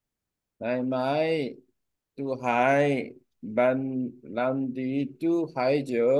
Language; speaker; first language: Vietnamese; non-native, learner; Korean